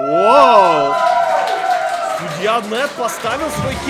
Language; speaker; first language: Russian; native; Russian